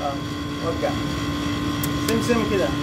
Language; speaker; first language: Arabic; non-native, learner; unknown